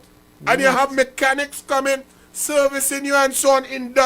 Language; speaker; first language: English; native; English